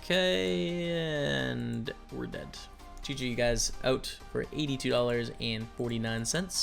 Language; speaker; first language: English; native; English